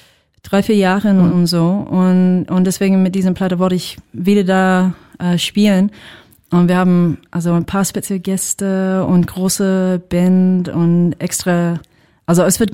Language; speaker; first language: German; non-native, fluent; English